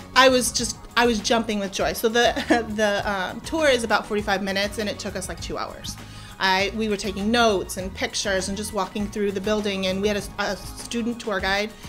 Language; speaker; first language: English; native; English